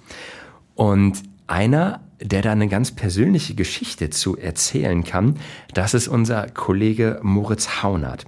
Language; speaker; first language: German; native; German